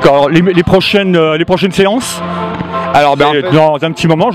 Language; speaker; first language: French; native; French